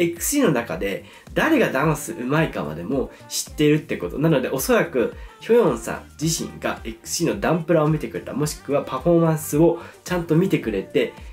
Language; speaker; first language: Japanese; native; Japanese